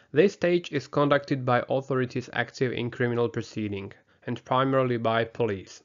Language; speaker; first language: English; non-native, fluent; Slovak